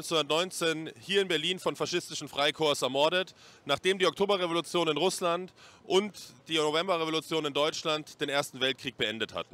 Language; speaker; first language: German; native; German